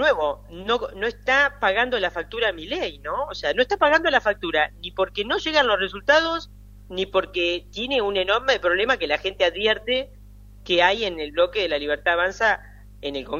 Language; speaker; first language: Spanish; native; Spanish